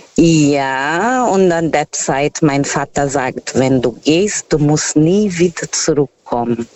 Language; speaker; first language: German; non-native, fluent; Portuguese